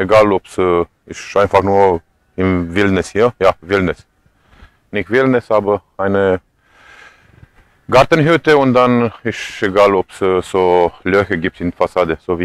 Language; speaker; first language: German; non-native, fluent; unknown